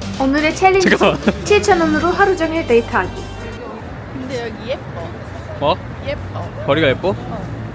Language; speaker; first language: Korean; non-native, fluent; Turkish